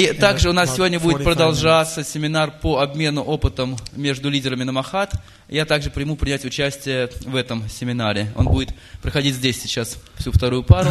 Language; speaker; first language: Russian; native; Russian